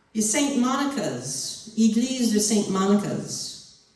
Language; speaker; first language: French; non-native, learner; English